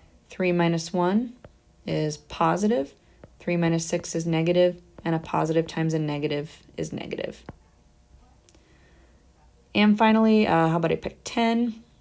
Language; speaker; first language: English; native; English